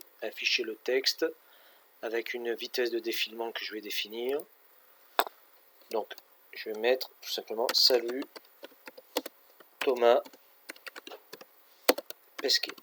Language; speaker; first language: French; native; French